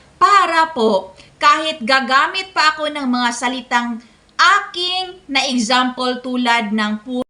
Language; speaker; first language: Filipino; non-native, local second language; Cebuano